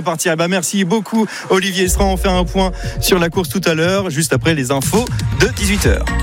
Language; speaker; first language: French; native; French